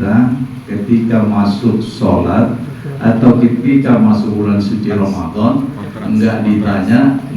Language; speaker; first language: Indonesian; native; Indonesian